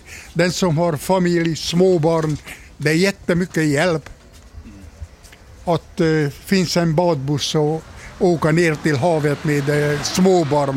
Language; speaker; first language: Swedish; non-native, fluent; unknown